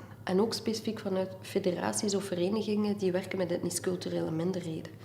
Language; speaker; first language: Dutch; native; Dutch